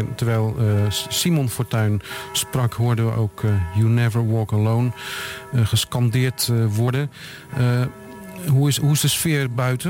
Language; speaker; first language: Dutch; native; Dutch